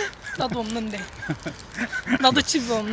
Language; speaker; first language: Korean; non-native, fluent; Turkish